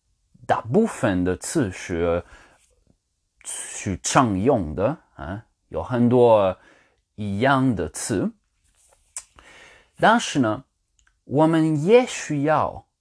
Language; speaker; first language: Chinese; non-native, learner; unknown